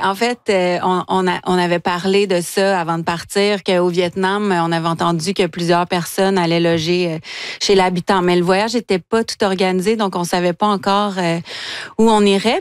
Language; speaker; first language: French; native; French